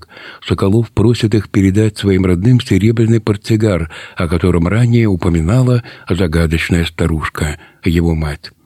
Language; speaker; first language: Russian; native; Russian